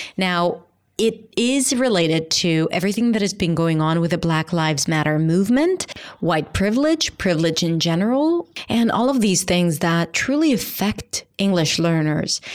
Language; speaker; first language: English; non-native, fluent; Hebrew